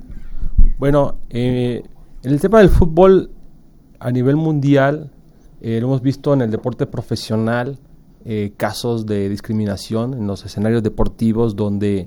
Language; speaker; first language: Spanish; native; Spanish